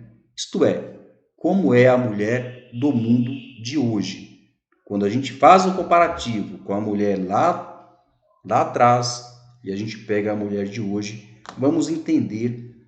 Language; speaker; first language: Portuguese; native; Portuguese